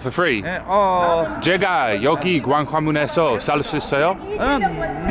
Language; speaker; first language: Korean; non-native, learner; English